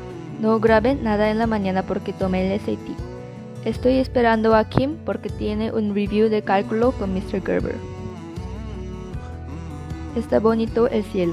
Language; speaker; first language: Spanish; non-native, learner; Korean